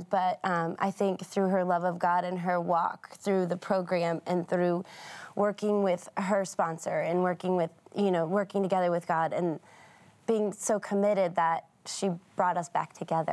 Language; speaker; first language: English; native; English